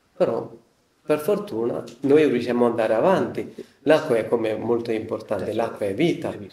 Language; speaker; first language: Italian; non-native, fluent; Malayalam